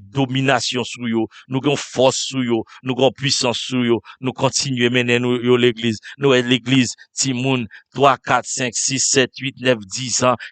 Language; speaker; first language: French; non-native, local second language; Haitian Creole